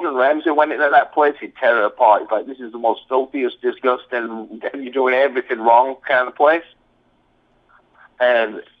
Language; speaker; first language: English; native; English